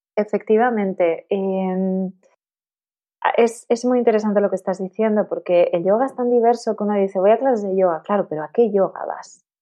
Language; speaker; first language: Spanish; native; Spanish